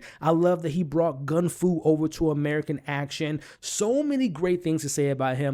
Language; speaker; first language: English; native; English